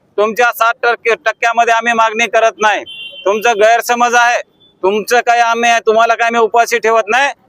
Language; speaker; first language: Marathi; non-native, local second language; Lambadi